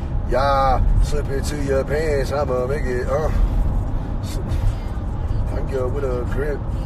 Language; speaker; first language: English; early bilingual, other home language; Korean